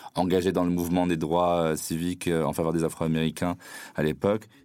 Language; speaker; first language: French; non-native, local second language; Arabic